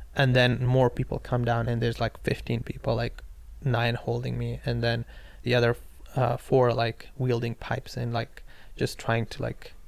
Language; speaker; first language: English; non-native, local second language; Pashto